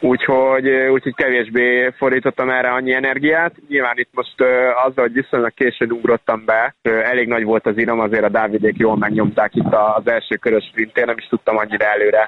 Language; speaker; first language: Hungarian; native; Hungarian